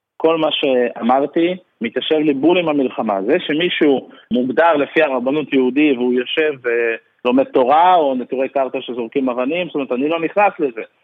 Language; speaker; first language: Hebrew; early bilingual, other home language; Russian